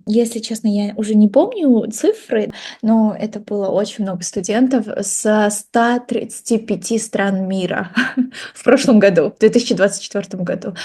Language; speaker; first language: Russian; non-native, local second language; Kazakh